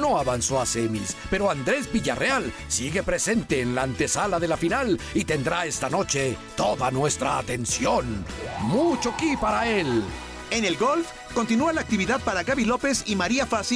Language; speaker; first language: Spanish; native; Spanish